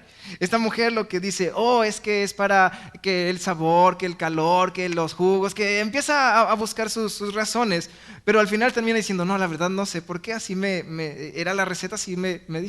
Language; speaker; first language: Spanish; native; Spanish